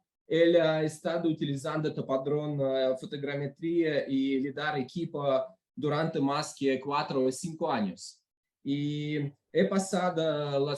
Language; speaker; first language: Spanish; non-native, learner; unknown